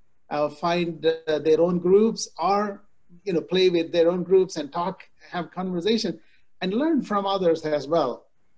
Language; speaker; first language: English; non-native, local second language; Telugu